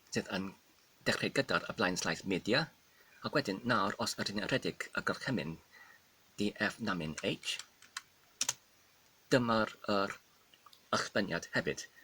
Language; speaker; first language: Welsh; non-native, learner; Polish